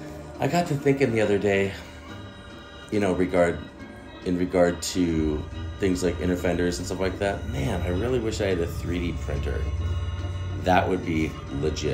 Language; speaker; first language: English; native; English